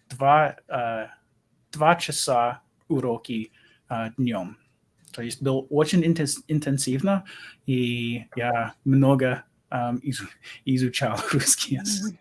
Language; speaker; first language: Russian; non-native, learner; English